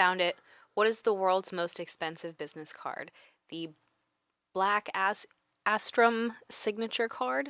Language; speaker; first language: English; native; English